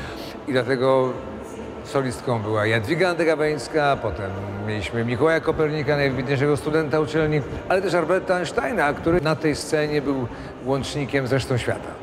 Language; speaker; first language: Polish; native; Polish